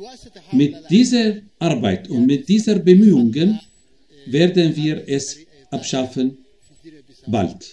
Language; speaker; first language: German; non-native, fluent; Arabic